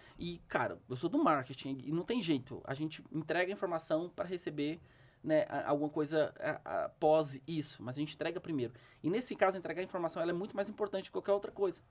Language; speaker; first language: Portuguese; native; Portuguese